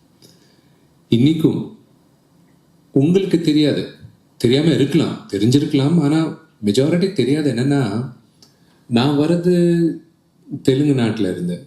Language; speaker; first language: Tamil; early bilingual, heritage; Telugu